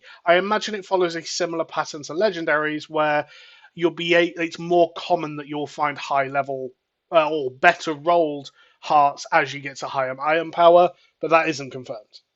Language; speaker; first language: English; native; English